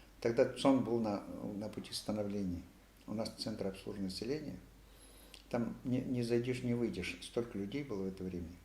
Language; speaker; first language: Russian; non-native, local second language; Kazakh